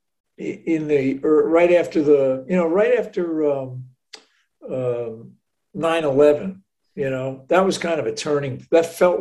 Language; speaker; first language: English; native; English